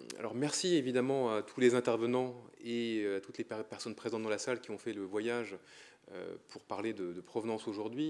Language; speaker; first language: French; native; French